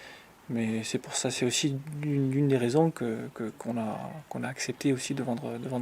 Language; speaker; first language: French; native; French